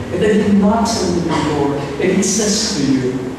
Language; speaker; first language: English; non-native, local second language; Filipino